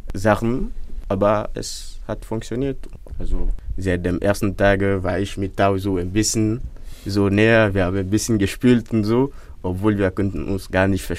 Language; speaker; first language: German; non-native, fluent; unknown